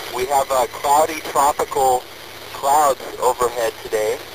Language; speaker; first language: English; native; English